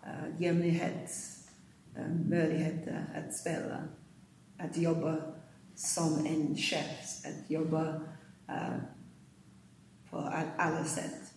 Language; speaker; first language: Swedish; non-native, learner; English